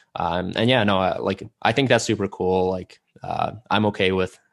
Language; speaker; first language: English; non-native, fluent; Russian